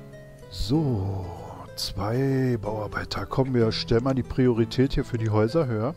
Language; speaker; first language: German; native; German